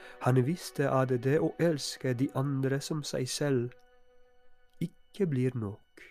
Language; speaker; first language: Norwegian; non-native, fluent; Polish